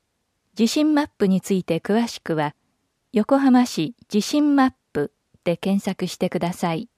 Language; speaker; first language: Japanese; native; Japanese